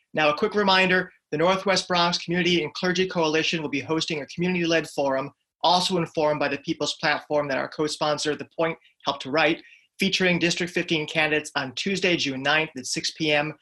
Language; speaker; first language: English; native; English